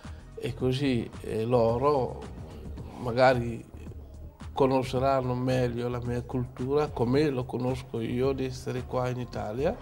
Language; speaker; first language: Italian; non-native, learner; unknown